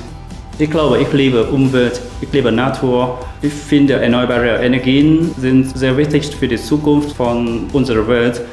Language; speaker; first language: German; non-native, fluent; Vietnamese